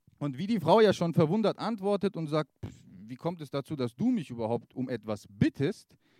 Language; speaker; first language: German; early bilingual, other home language; Kurdish